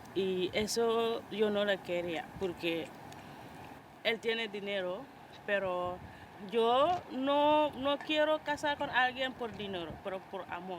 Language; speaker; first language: Spanish; non-native, fluent; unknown